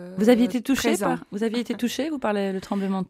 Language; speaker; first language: French; native; French